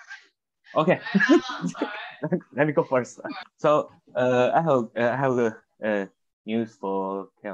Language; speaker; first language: English; non-native, learner; Chinese